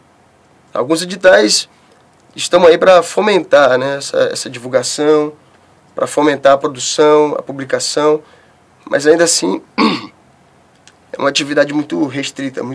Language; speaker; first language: Portuguese; native; Portuguese